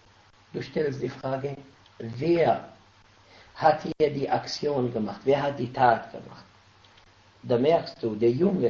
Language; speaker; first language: German; non-native, fluent; Arabic